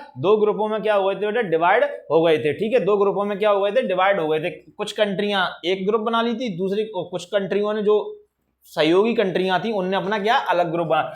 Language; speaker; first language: Hindi; native; Hindi